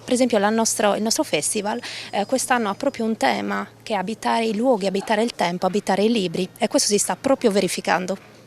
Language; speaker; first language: Italian; native; Italian